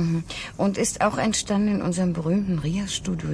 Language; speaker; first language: German; native; German